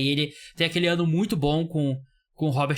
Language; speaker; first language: Portuguese; native; Portuguese